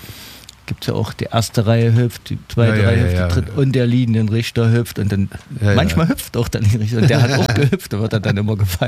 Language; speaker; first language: German; native; German